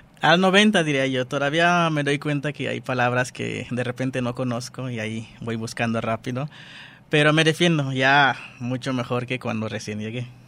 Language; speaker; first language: Spanish; non-native, fluent; Dutch